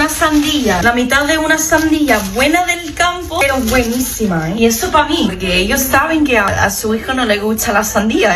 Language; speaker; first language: Spanish; non-native, fluent; English